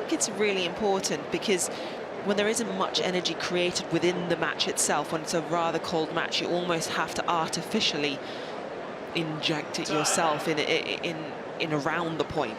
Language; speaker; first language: English; native; English